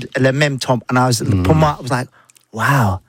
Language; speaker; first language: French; non-native, learner; English